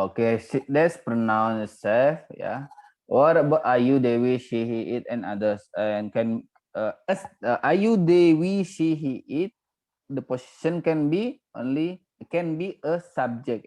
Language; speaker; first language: English; non-native, learner; Indonesian